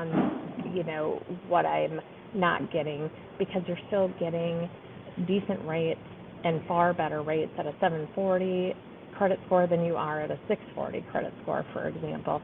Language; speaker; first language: English; native; English